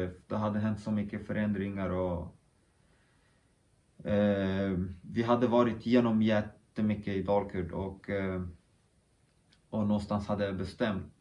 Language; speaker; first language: Swedish; early bilingual, other home language; Kurdish